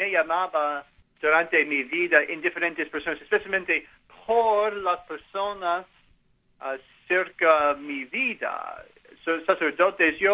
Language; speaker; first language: Spanish; non-native, learner; English